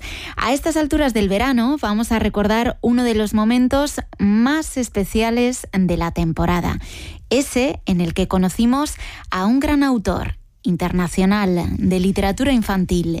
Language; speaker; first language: Spanish; native; Spanish